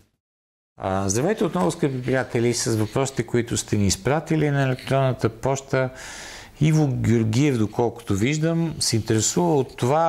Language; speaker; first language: Bulgarian; native; Bulgarian